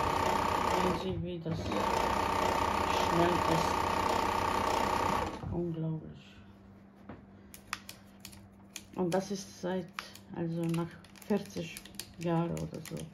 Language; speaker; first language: German; non-native, learner; Bosnian